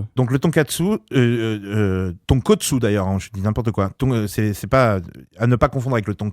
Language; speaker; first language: French; native; French